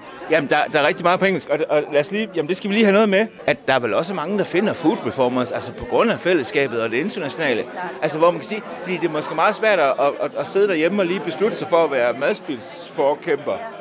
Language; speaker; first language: Danish; native; Danish